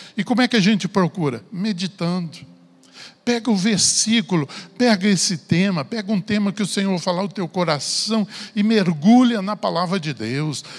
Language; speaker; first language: Portuguese; native; Portuguese